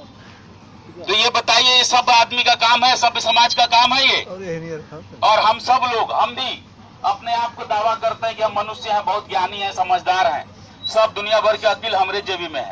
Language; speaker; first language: Hindi; non-native, local second language; Bhojpuri